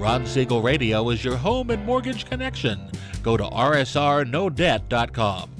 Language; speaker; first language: English; native; English